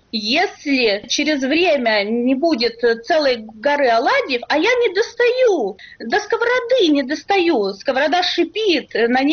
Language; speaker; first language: Russian; native; Russian